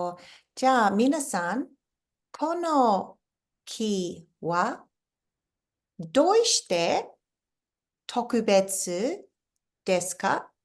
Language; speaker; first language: Japanese; non-native, fluent; English